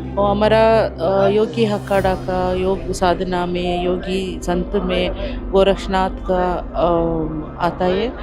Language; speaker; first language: Hindi; non-native, local second language; Kannada